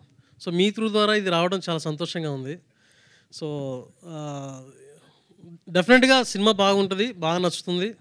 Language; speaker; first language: Telugu; native; Telugu